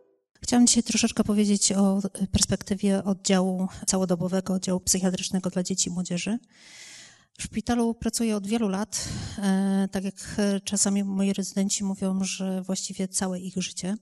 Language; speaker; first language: Polish; native; Polish